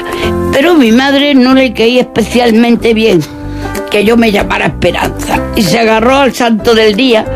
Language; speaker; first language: Spanish; native; Spanish